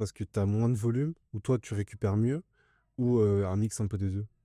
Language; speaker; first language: French; native; French